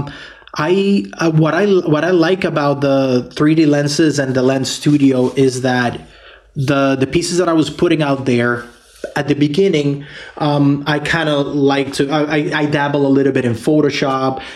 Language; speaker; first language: English; non-native, fluent; Spanish